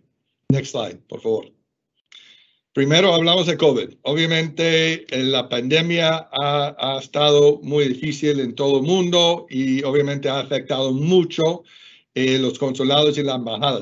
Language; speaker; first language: Spanish; non-native, fluent; English